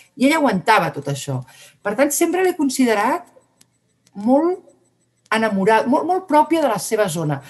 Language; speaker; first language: Catalan; native; Catalan